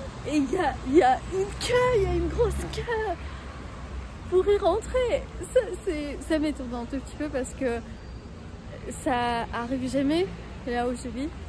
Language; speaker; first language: French; non-native, fluent; Armenian